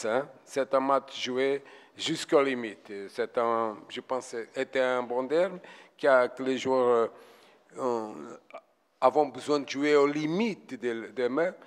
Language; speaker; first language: French; non-native, fluent; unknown